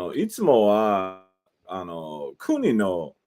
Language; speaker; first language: Japanese; non-native, learner; English